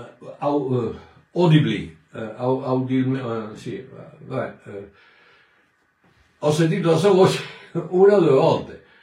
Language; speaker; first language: Italian; native; Italian